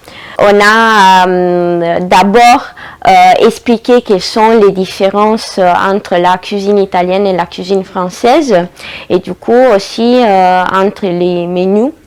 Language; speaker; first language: French; non-native, fluent; Italian